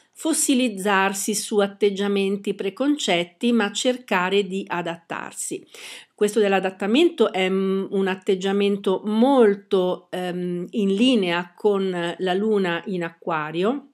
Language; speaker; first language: Italian; native; Italian